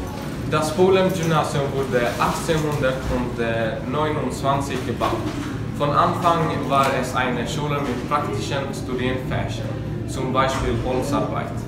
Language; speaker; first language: German; non-native, learner; Swedish